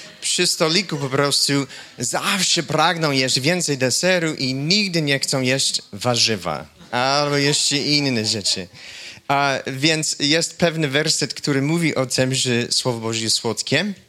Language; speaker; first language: Polish; non-native, fluent; English